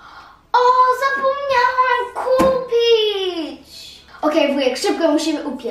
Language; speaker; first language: Polish; early bilingual, heritage; Polish